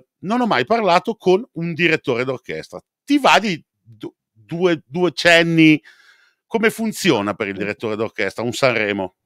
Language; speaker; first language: Italian; native; Italian